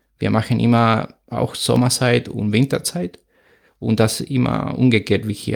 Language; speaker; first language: German; non-native, fluent; Spanish